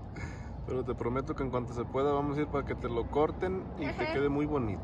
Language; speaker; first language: Spanish; native; Spanish